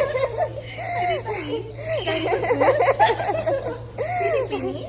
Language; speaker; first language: Japanese; non-native, learner; Filipino